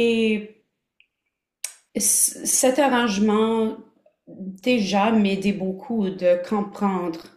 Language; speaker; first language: French; non-native, local second language; English